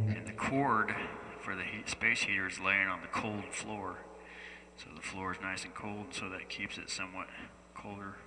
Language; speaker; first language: English; native; English